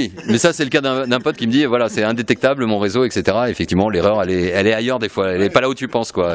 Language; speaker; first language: French; native; French